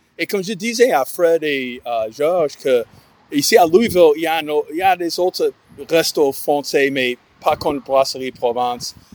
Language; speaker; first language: French; non-native, fluent; English